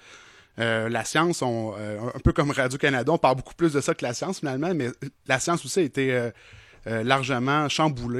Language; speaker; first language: French; native; French